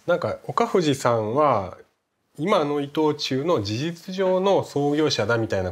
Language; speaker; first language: Japanese; native; Japanese